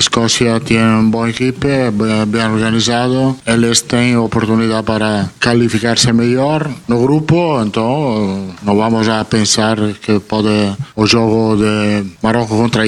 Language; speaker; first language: Portuguese; non-native, learner; Italian